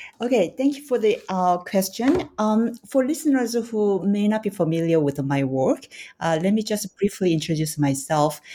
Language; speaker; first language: English; non-native, fluent; Korean